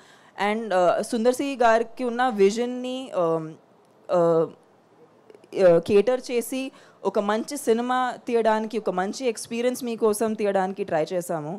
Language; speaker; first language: Telugu; non-native, fluent; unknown